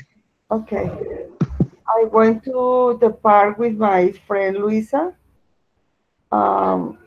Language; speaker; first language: English; non-native, learner; Spanish